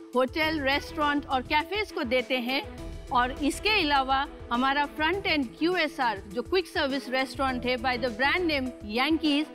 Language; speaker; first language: Hindi; non-native, local second language; Nepali